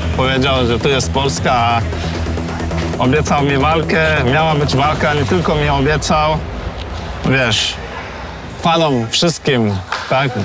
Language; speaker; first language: Polish; early bilingual, other home language; Chechen